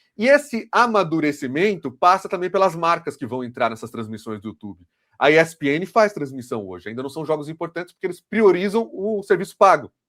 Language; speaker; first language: Portuguese; native; Portuguese